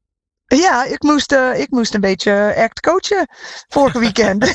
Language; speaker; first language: Dutch; non-native, fluent; English